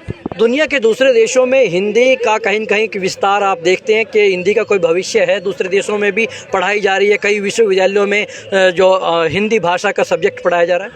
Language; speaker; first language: Hindi; native; Hindi